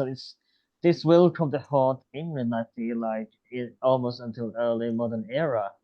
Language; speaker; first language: English; non-native, fluent; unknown